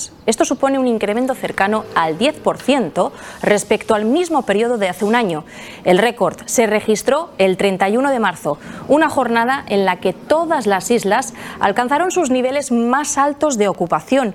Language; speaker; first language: Spanish; native; Spanish